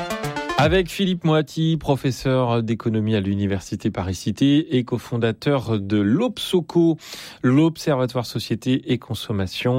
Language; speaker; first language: French; native; French